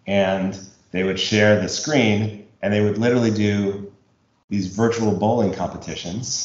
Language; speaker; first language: English; native; English